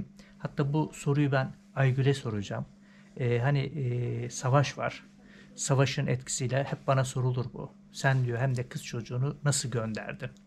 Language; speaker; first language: Turkish; native; Turkish